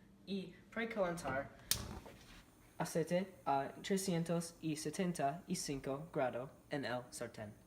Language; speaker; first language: Spanish; non-native, learner; English